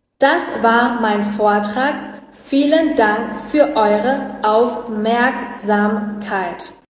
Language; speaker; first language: German; non-native, learner; Vietnamese